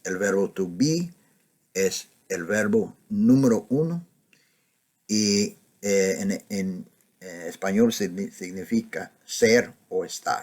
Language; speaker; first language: Spanish; non-native, fluent; English